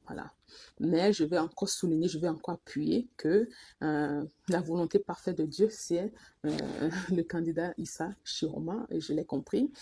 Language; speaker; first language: French; non-native, local second language; Duala